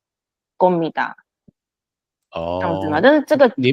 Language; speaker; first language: Korean; non-native, learner; Chinese